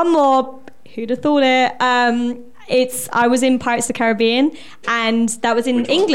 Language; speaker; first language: English; native; English